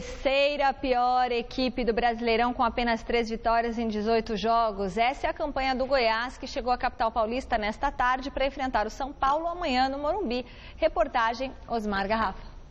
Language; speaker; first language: Portuguese; native; Portuguese